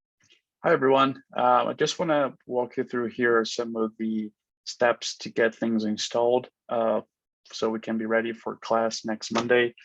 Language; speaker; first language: English; non-native, fluent; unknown